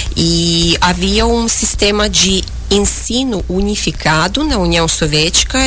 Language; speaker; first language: Portuguese; non-native, fluent; Russian